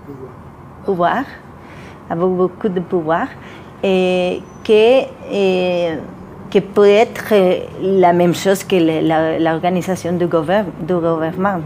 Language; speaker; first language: French; non-native, fluent; Spanish